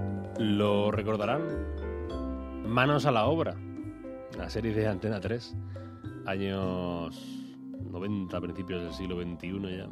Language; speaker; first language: Spanish; native; Spanish